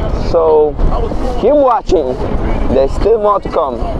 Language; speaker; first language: English; non-native, fluent; Portuguese